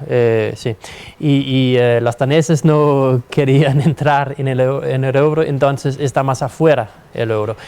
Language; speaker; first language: Spanish; non-native, fluent; Danish